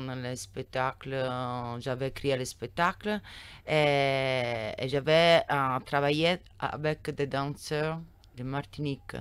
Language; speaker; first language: French; non-native, learner; Italian